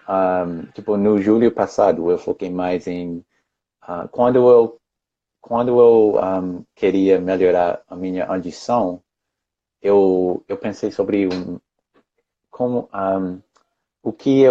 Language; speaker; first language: Portuguese; non-native, fluent; English